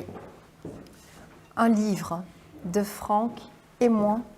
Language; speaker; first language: French; non-native, fluent; Dutch